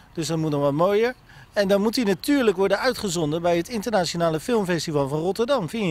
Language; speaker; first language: Dutch; native; Dutch